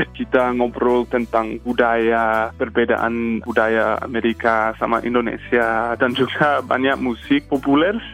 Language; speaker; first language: Indonesian; non-native, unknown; English